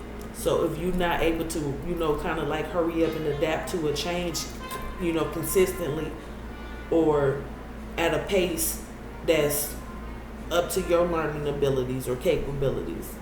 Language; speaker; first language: English; native; English